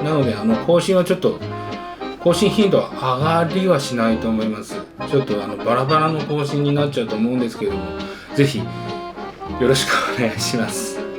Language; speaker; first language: Japanese; native; Japanese